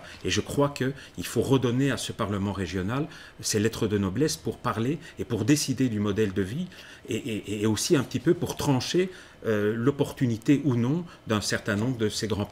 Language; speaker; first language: French; native; French